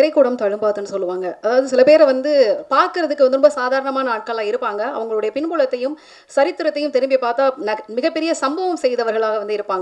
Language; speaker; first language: Tamil; native; Tamil